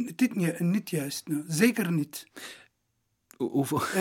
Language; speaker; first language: Dutch; non-native, local second language; Italian